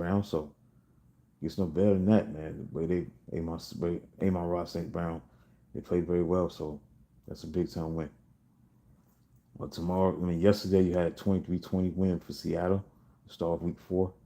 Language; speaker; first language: English; native; English